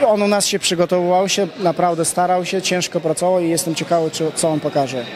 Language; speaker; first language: Polish; non-native, fluent; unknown